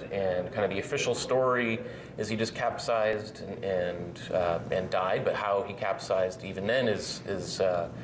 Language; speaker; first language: English; native; English